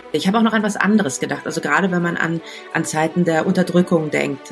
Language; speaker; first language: German; native; German